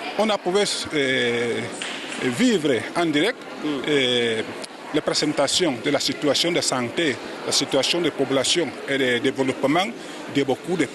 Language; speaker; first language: French; non-native, learner; Spanish